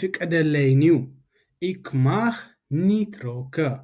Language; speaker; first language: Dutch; non-native, fluent; Tigrinya